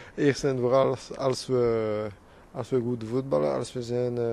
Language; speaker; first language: Dutch; non-native, local second language; French